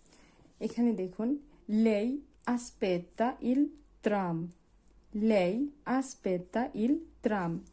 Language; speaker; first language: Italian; non-native, fluent; Bangla